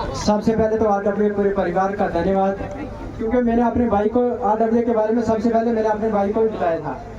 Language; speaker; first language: Hindi; non-native, local second language; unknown